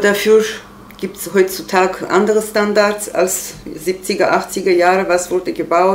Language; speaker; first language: German; non-native, learner; Armenian